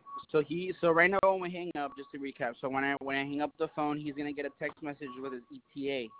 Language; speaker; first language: English; early bilingual, other home language; Spanish